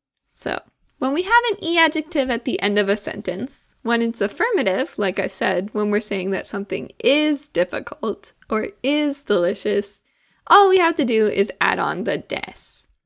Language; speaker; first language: English; native; English